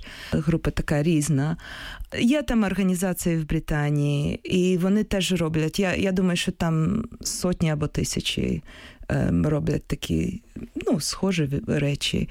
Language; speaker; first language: Ukrainian; non-native, local second language; Russian